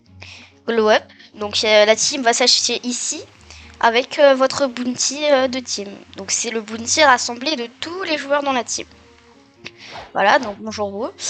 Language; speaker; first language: French; native; French